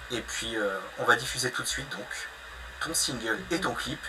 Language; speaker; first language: French; native; French